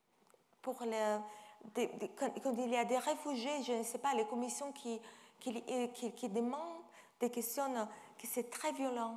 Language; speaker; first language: French; non-native, fluent; Italian